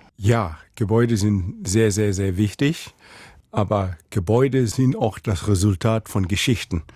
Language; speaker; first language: German; non-native, fluent; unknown